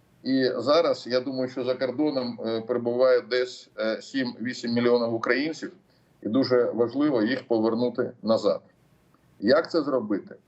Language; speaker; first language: Ukrainian; non-native, local second language; Russian